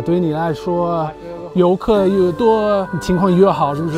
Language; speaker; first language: Chinese; non-native, fluent; English